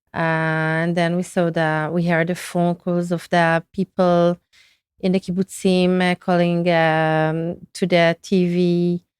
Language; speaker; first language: English; non-native, fluent; Hebrew